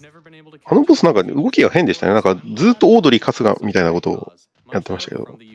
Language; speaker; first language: Japanese; native; Japanese